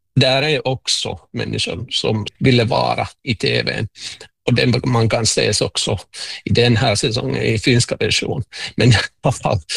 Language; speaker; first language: Swedish; non-native, local second language; Finnish